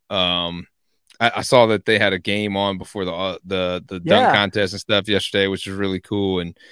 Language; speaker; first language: English; native; English